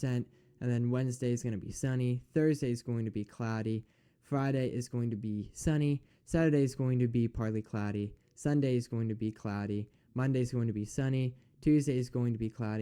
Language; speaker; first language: English; native; English